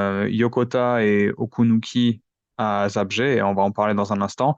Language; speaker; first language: French; native; French